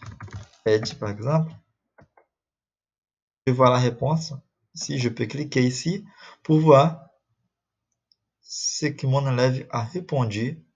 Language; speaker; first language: French; non-native, fluent; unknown